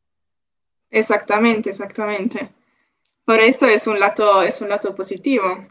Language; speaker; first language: Spanish; non-native, local second language; Italian